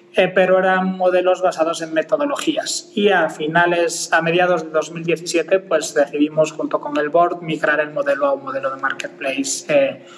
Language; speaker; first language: Spanish; native; Spanish